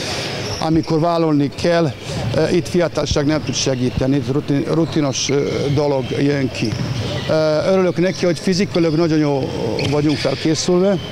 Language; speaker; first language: Hungarian; non-native, fluent; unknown